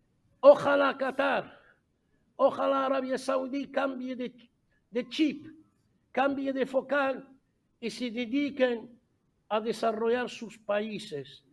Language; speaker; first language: Spanish; non-native, fluent; Arabic